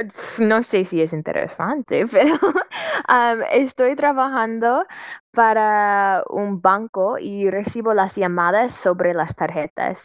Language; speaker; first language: Spanish; non-native, fluent; English